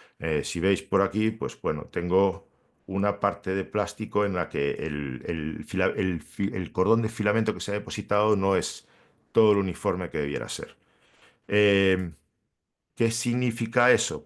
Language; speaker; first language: Spanish; native; Spanish